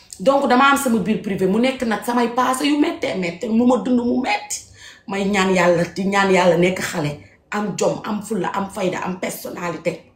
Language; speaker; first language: Wolof; native; Wolof